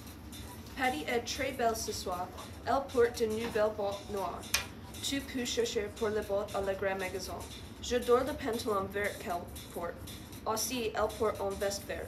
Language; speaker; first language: French; non-native, learner; English